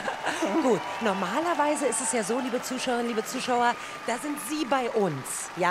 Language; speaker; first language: German; native; German